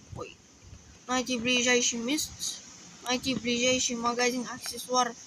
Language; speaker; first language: Russian; non-native, local second language; Kazakh